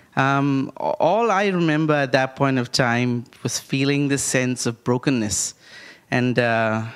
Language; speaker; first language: English; non-native, local second language; Malayalam